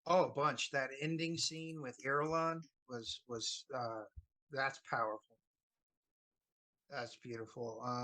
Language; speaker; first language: English; native; English